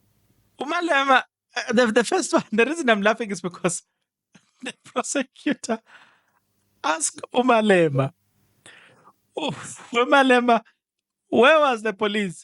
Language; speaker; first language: English; non-native, local second language; Zulu